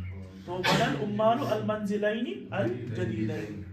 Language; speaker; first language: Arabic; non-native, fluent; Urdu